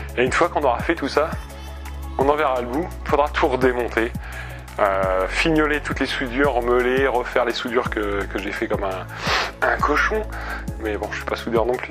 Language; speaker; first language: French; native; French